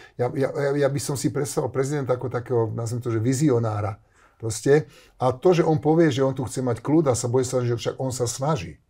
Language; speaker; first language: Slovak; non-native, local second language; Hungarian